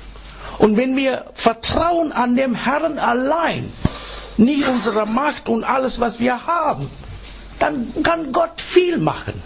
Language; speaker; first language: German; non-native, fluent; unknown